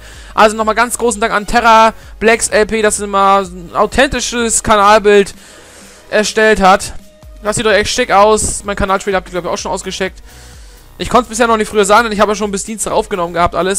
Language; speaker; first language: German; native; German